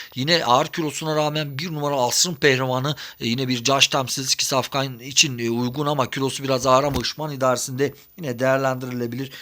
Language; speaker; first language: Turkish; native; Turkish